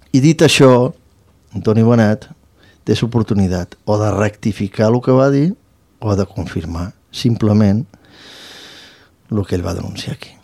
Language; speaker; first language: Catalan; native; Catalan